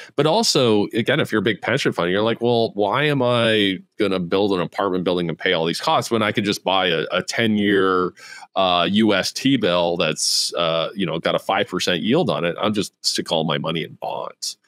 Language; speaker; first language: English; native; English